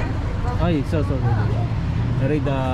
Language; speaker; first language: English; non-native, learner; Filipino